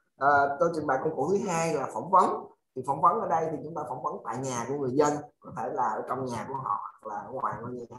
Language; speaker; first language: Vietnamese; native; Vietnamese